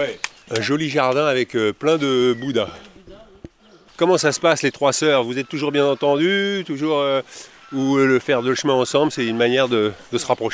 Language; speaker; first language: French; native; French